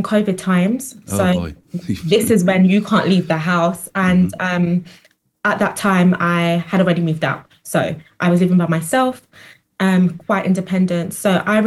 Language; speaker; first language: English; native; English